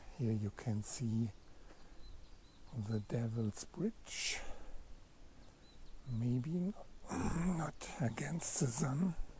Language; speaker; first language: English; non-native, fluent; German